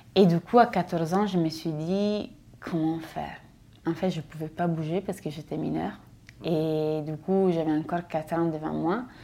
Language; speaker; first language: French; non-native, fluent; Italian